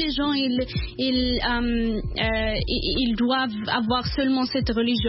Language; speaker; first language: French; non-native, learner; English